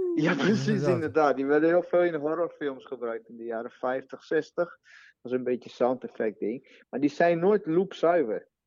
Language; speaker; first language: Dutch; non-native, fluent; Portuguese